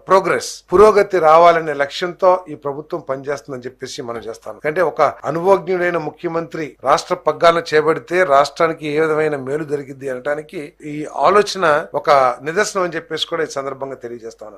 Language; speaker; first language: Telugu; native; Telugu